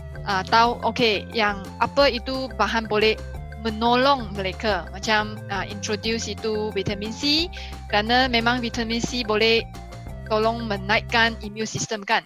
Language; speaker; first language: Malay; non-native, local second language; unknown